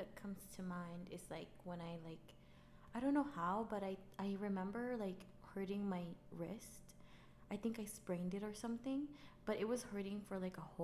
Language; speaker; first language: English; non-native, local second language; Filipino